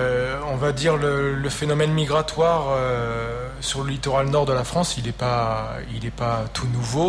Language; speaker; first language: French; native; French